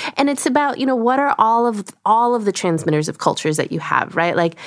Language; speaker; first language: English; early bilingual, other home language; Korean